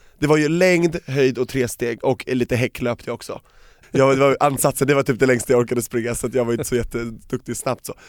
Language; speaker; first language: Swedish; native; Swedish